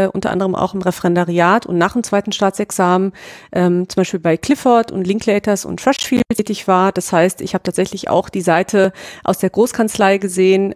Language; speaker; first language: German; native; German